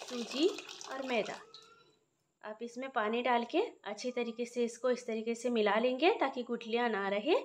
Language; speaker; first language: Hindi; non-native, local second language; Odia